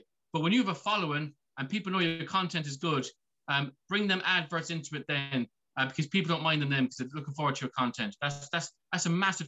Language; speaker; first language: English; native; English